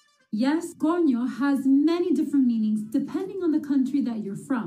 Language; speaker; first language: English; early bilingual, other home language; Spanish